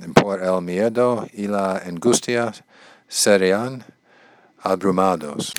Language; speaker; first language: Spanish; non-native, learner; English